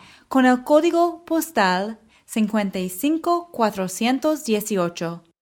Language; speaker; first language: Spanish; non-native, fluent; English